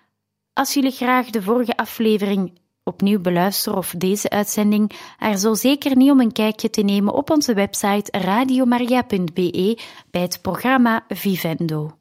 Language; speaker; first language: Dutch; native; Dutch